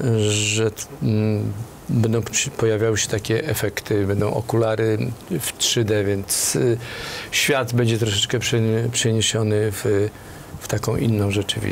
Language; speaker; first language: Polish; native; Polish